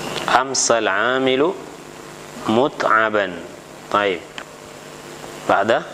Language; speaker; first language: Arabic; non-native, fluent; Indonesian